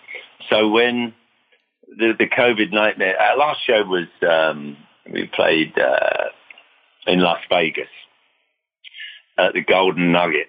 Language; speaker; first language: English; native; English